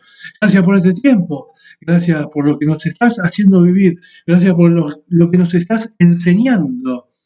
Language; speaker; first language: Spanish; native; Spanish